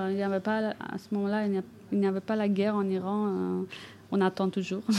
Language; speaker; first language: French; non-native, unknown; Persian